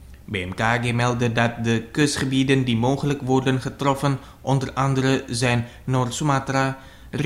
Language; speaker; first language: Dutch; non-native, fluent; Indonesian